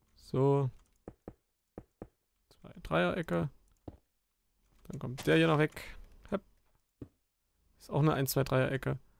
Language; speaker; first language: German; native; German